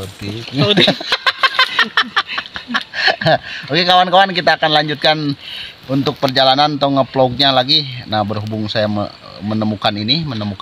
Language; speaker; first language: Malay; non-native, local second language; Sundanese